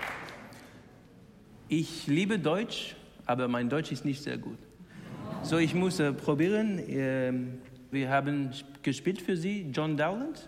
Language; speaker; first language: German; non-native, learner; English